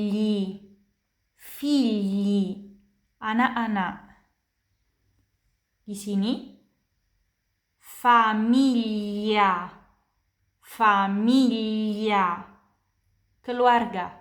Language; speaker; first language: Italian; non-native, fluent; Indonesian